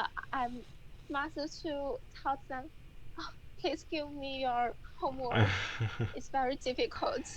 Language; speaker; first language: English; non-native, learner; Chinese